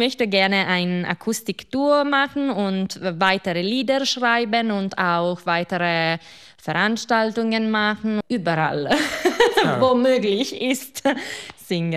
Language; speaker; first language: German; non-native, local second language; Italian